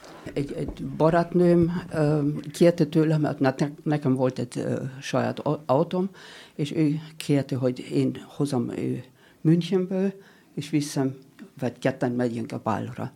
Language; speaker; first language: Hungarian; non-native, learner; German